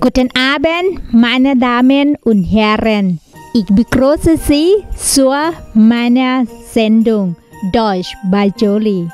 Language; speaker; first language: German; non-native, learner; Thai